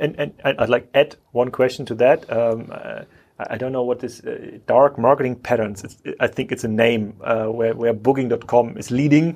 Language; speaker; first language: English; non-native, fluent; German